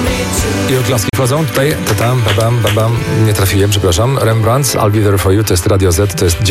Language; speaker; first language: Polish; native; Polish